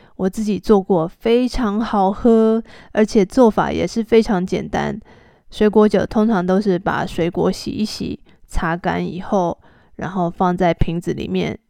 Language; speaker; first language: Chinese; native; Chinese